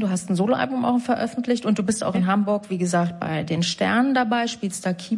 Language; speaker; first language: German; native; German